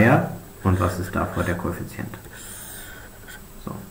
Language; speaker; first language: German; native; German